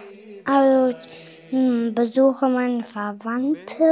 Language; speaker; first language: German; early bilingual, other home language; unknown